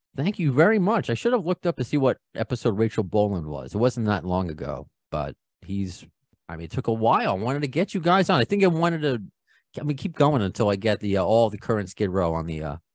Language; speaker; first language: English; native; English